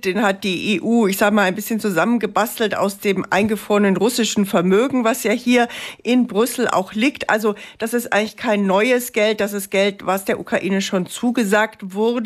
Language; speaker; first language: German; native; German